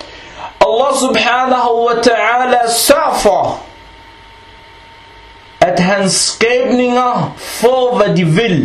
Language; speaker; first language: Danish; non-native, fluent; Arabic